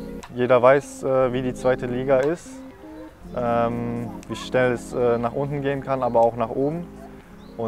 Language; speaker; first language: German; non-native, fluent; Japanese